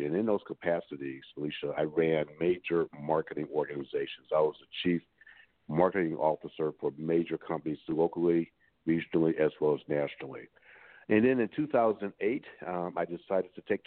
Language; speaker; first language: English; native; English